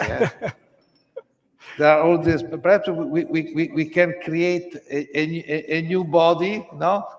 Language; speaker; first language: English; non-native, learner; Italian